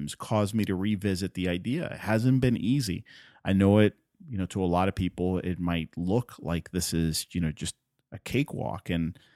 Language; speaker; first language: English; non-native, fluent; Spanish